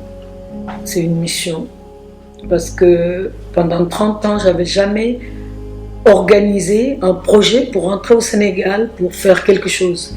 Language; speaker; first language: French; non-native, local second language; Wolof